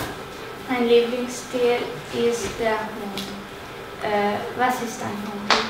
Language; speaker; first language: German; non-native, learner; Hungarian